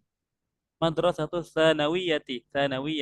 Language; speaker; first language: Arabic; non-native, fluent; Indonesian